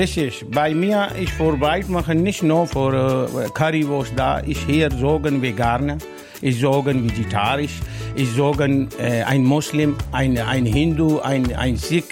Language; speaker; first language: German; non-native, learner; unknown